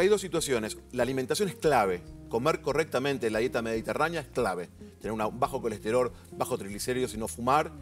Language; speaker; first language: Spanish; native; Spanish